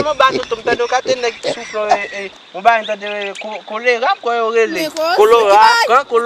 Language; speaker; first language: Haitian Creole; native; Haitian Creole